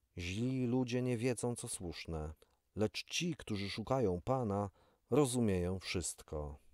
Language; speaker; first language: Polish; native; Polish